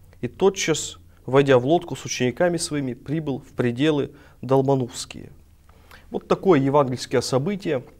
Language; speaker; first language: Russian; native; Russian